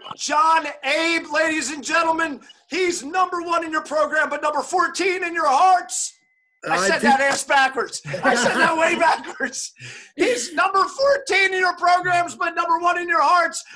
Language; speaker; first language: English; early bilingual, other home language; German